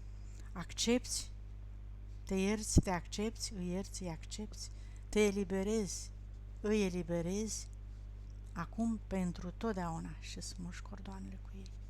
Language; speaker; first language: Romanian; native; Romanian